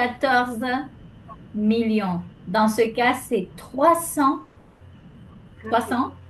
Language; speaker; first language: French; non-native, fluent; Spanish